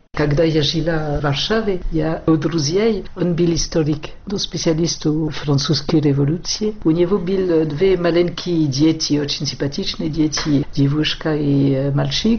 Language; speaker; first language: Russian; non-native, fluent; French